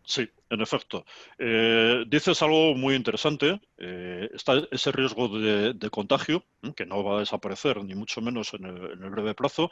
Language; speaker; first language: Spanish; native; Spanish